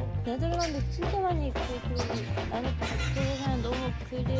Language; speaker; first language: Korean; non-native, learner; Dutch